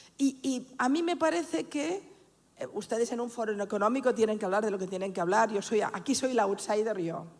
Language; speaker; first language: Spanish; non-native, local second language; Catalan